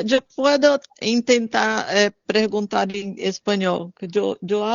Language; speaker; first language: Spanish; non-native, learner; Portuguese